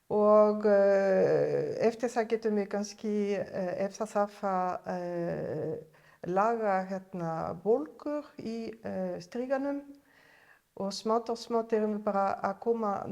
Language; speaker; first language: Icelandic; non-native, fluent; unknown